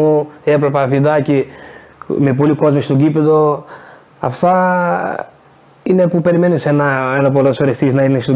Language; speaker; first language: Greek; non-native, fluent; Portuguese